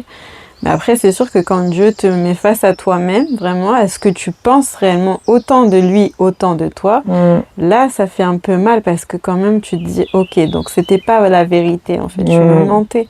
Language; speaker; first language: French; native; French